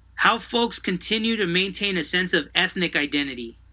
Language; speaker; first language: English; early bilingual, other home language; Spanish